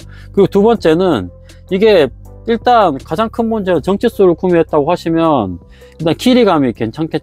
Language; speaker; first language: Korean; native; Korean